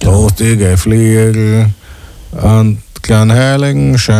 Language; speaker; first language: German; native; German